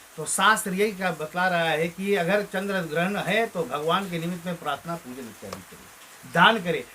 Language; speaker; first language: Hindi; native; Hindi